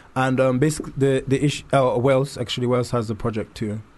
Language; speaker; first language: English; native; English